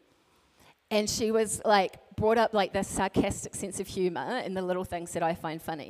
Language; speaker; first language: English; native; English